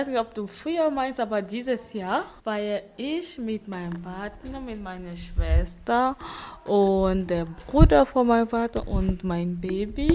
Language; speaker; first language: German; non-native, fluent; French